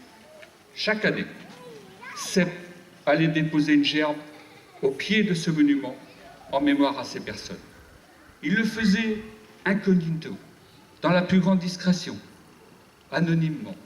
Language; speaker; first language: French; native; French